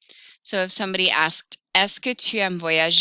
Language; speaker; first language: French; non-native, fluent; English